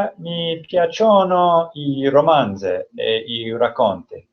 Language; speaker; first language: Italian; non-native, learner; English